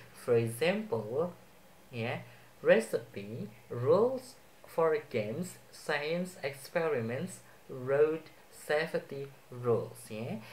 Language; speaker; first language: English; non-native, fluent; Indonesian